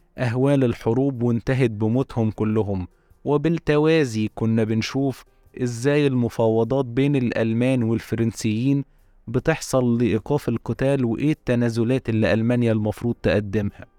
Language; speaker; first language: Arabic; native; Arabic